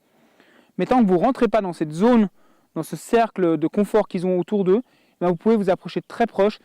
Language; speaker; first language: French; native; French